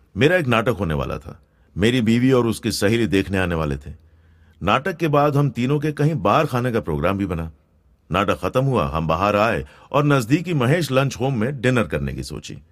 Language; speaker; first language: Hindi; non-native, local second language; Gujarati